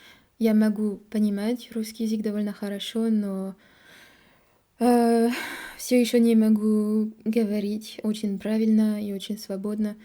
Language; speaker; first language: Russian; non-native, learner; French